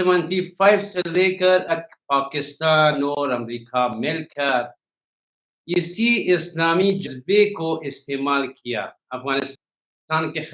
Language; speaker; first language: Hindi; non-native, learner; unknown